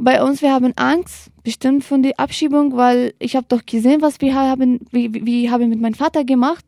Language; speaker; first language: German; non-native, learner; Kurdish